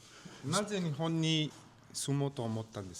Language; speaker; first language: Japanese; non-native, fluent; Mongolian